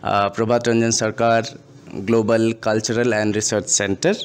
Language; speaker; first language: English; non-native, local second language; Bangla